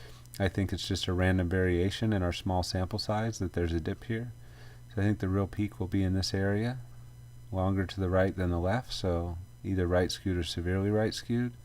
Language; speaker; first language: English; native; English